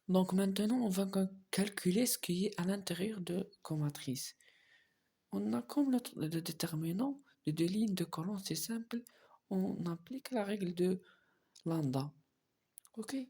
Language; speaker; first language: French; non-native, local second language; Arabic